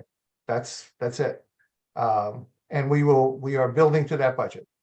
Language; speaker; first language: English; native; English